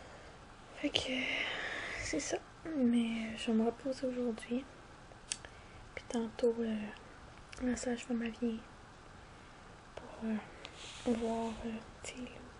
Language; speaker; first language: French; native; French